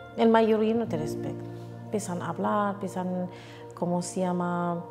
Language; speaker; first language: Spanish; non-native, learner; Arabic